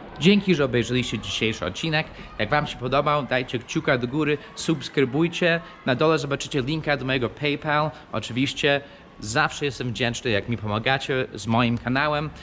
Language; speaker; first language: Polish; non-native, fluent; English